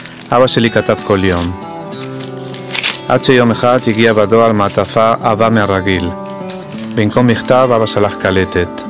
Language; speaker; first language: Hebrew; non-native, fluent; Spanish